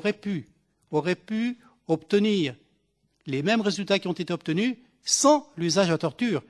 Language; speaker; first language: French; native; French